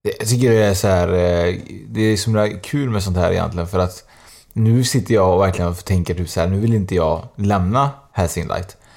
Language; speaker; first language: Swedish; native; Swedish